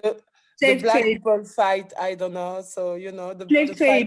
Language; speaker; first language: English; non-native, fluent; French